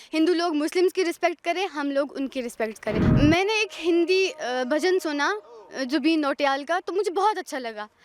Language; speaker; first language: Hindi; non-native, local second language; Pahari-Potwari